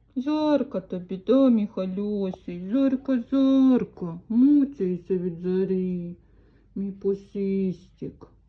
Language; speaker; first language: Ukrainian; native; Ukrainian